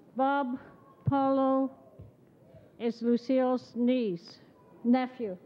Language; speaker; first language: English; native; English